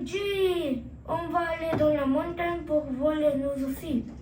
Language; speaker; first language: French; non-native, learner; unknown